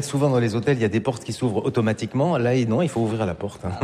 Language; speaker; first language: French; native; French